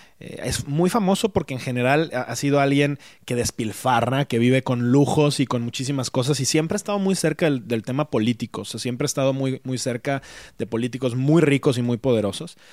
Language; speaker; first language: Spanish; native; Spanish